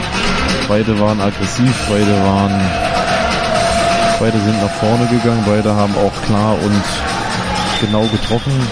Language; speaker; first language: German; native; German